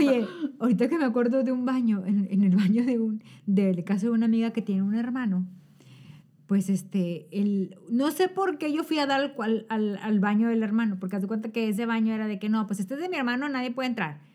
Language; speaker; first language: Spanish; native; Spanish